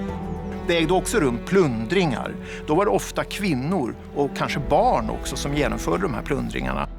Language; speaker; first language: Swedish; native; Swedish